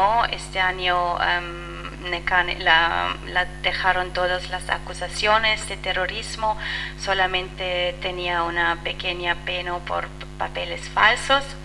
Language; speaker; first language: Spanish; non-native, fluent; French